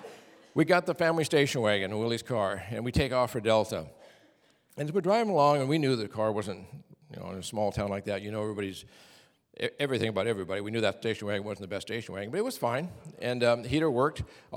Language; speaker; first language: English; native; English